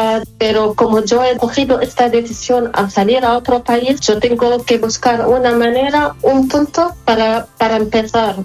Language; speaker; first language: Spanish; non-native, fluent; Arabic